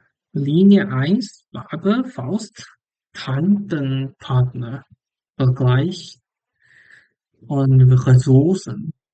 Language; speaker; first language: German; non-native, learner; English